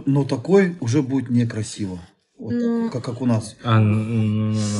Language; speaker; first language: Russian; native; Russian